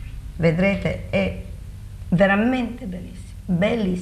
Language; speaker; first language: Italian; non-native, fluent; Serbian